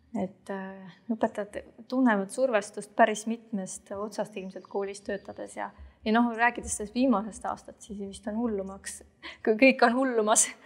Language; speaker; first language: Estonian; native; Estonian